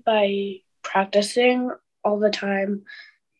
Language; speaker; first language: English; native; English